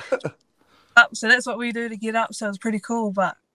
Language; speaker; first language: English; native; English